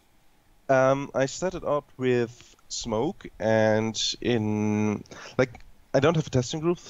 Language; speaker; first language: English; non-native, fluent; German